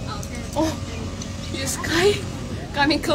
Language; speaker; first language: English; non-native, learner; Korean